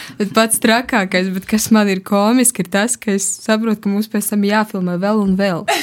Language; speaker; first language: Latvian; native; Latvian